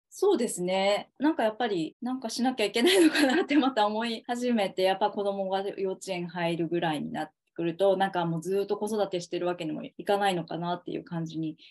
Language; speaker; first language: Japanese; native; Japanese